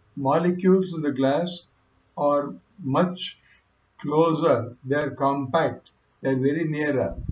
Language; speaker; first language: English; non-native, local second language; Kannada